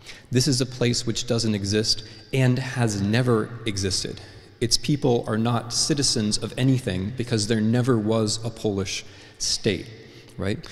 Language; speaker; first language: English; native; English